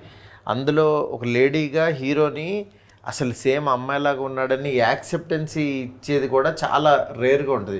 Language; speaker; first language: Telugu; native; Telugu